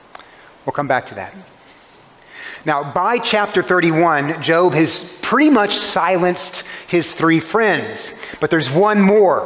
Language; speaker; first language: English; native; English